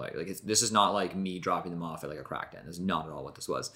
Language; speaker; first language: English; native; English